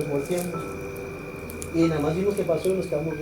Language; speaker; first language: Spanish; native; Spanish